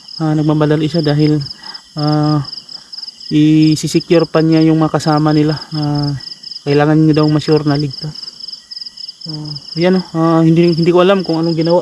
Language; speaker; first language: Filipino; native; Filipino